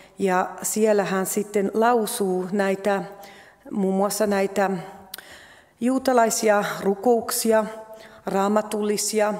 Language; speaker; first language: Finnish; non-native, fluent; French